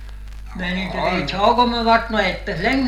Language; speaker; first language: Swedish; native; Swedish